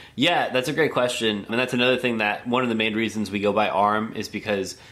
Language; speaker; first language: English; native; English